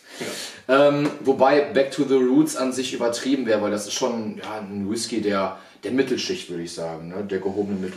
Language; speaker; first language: German; native; German